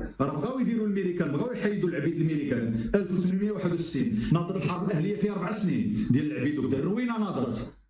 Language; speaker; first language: Arabic; native; Arabic